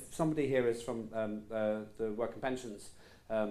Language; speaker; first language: English; non-native, local second language; Estonian